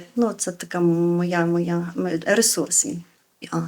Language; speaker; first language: Ukrainian; native; Ukrainian